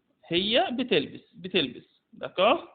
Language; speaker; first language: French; non-native, fluent; Arabic